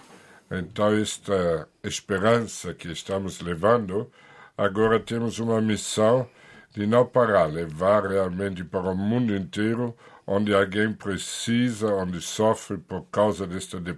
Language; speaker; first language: Portuguese; non-native, fluent; German